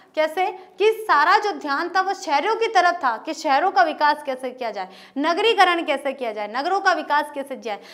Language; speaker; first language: Hindi; native; Hindi